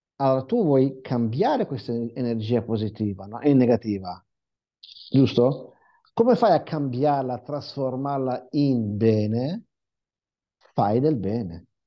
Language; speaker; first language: Italian; non-native, fluent; Hebrew